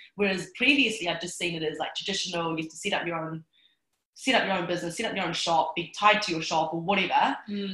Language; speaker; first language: English; native; English